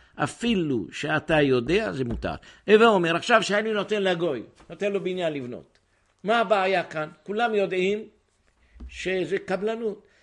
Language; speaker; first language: Hebrew; native; Hebrew